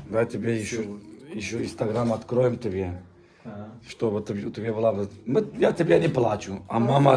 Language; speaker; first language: Russian; non-native, learner; Turkish